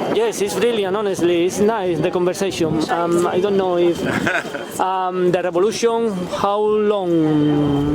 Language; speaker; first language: English; non-native, learner; Spanish